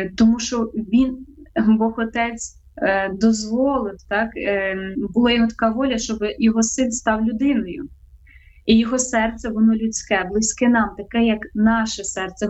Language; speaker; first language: Ukrainian; native; Ukrainian